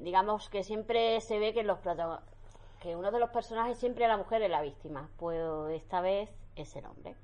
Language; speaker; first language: Spanish; native; Spanish